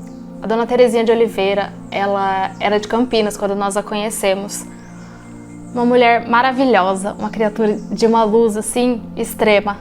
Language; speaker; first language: Portuguese; native; Portuguese